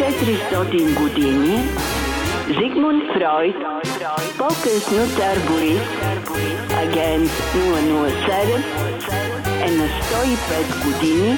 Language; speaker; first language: Bulgarian; native; Bulgarian